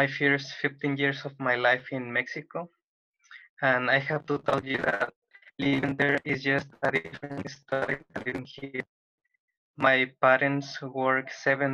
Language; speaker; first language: English; non-native, fluent; Spanish